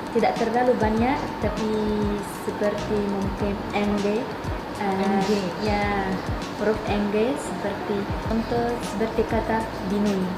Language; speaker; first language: Indonesian; non-native, learner; Arabic